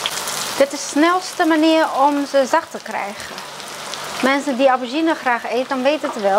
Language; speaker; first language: Dutch; non-native, fluent; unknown